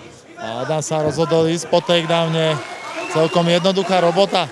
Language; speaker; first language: Slovak; native; Slovak